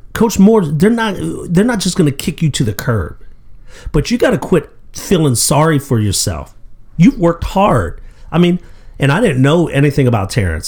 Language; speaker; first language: English; native; English